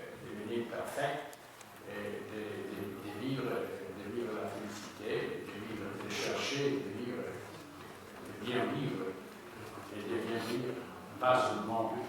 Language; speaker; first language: French; non-native, learner; Spanish